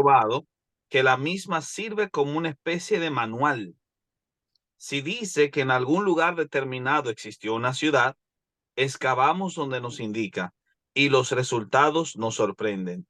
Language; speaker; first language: Spanish; native; Spanish